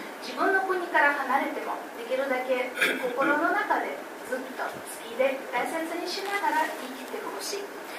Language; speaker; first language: Japanese; non-native, fluent; Ukrainian